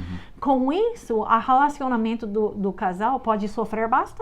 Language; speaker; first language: Portuguese; non-native, fluent; English